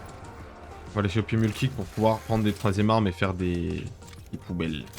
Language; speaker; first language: French; native; French